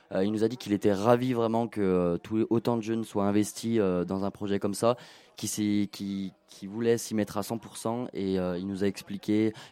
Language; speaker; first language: French; native; French